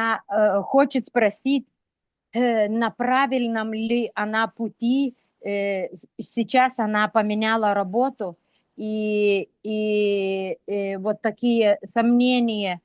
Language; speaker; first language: Russian; non-native, local second language; Lithuanian